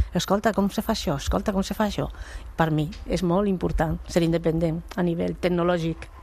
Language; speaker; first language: Catalan; non-native, local second language; Spanish